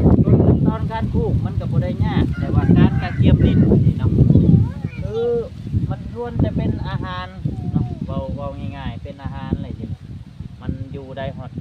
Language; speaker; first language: Thai; non-native, local second language; Lao